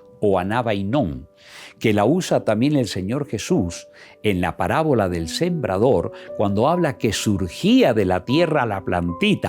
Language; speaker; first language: Spanish; native; Spanish